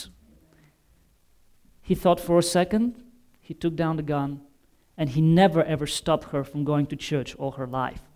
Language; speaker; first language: English; non-native, fluent; Bulgarian